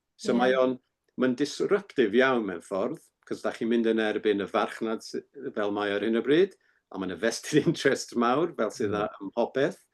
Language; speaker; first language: Welsh; native; Welsh